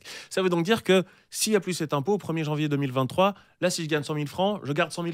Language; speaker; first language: French; native; French